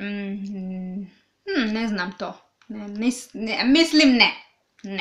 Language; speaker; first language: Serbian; non-native, learner; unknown